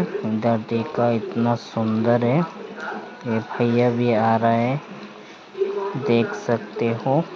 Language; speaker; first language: Hindi; non-native, local second language; Bangla